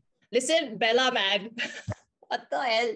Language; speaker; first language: English; non-native, local second language; Hindi